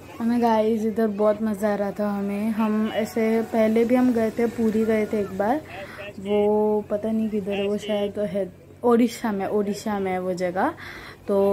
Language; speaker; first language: Hindi; non-native, local second language; Bangla